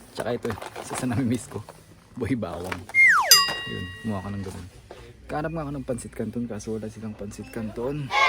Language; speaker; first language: Filipino; non-native, local second language; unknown